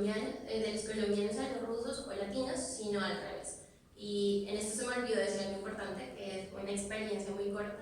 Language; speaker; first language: Spanish; native; Spanish